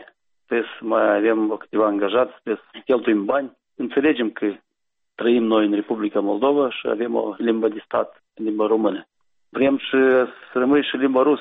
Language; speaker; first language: Romanian; non-native, local second language; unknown